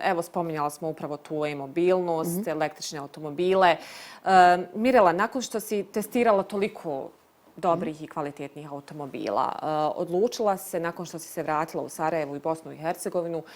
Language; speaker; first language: Bosnian; native; Bosnian